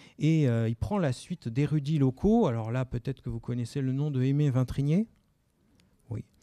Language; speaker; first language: French; native; French